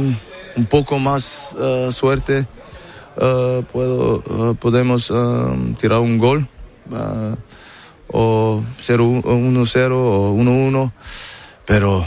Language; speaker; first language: Spanish; non-native, learner; German